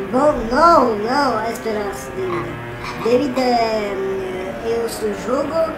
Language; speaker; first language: Portuguese; non-native, learner; Italian